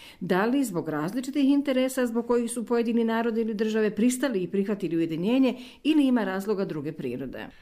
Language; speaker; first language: Serbian; native; Serbian